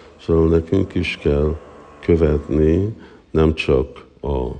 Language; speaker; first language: Hungarian; early bilingual, heritage; Hungarian